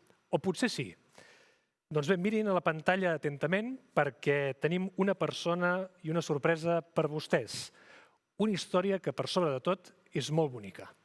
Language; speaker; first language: Catalan; native; Catalan